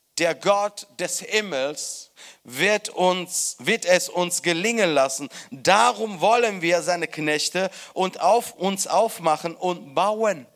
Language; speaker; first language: German; non-native, fluent; Italian